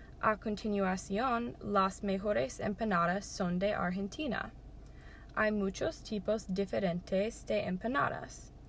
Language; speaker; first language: Spanish; non-native, learner; English